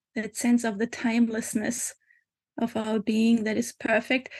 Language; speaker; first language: English; non-native, fluent; German